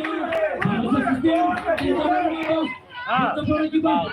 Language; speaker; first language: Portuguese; non-native, local second language; Tetum